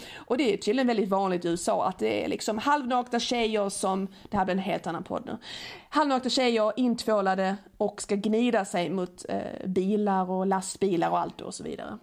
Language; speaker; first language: Swedish; native; Swedish